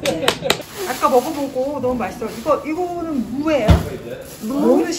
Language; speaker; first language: Korean; native; Korean